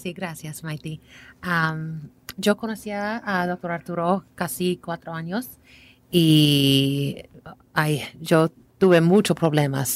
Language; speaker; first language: Spanish; non-native, learner; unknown